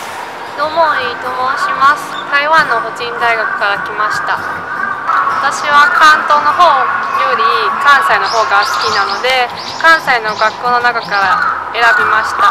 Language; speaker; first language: Japanese; non-native, fluent; Chinese